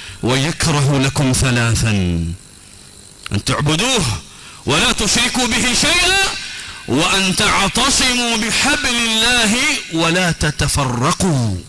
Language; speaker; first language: Arabic; non-native, local second language; Swahili